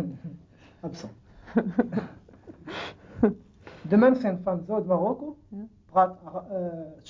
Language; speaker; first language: Dutch; non-native, learner; Arabic